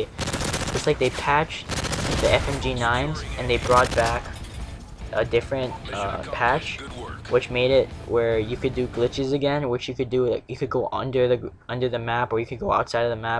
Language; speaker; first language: English; native; English